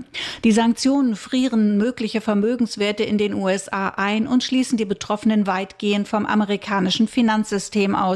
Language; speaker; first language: German; native; German